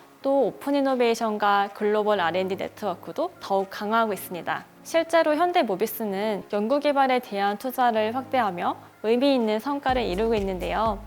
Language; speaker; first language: Korean; native; Korean